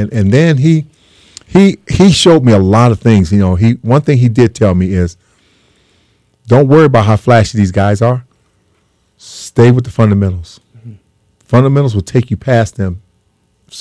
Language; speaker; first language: English; native; English